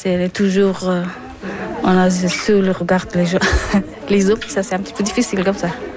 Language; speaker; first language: French; non-native, learner; Persian